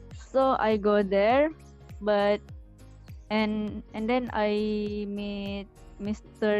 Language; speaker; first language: English; non-native, learner; Indonesian